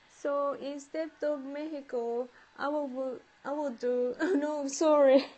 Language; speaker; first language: English; non-native, learner; Japanese